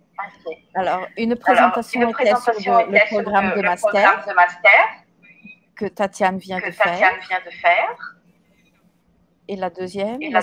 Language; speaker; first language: French; non-native, fluent; Portuguese